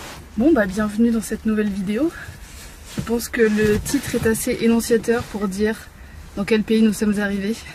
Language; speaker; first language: French; native; French